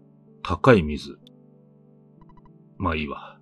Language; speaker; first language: Japanese; native; Japanese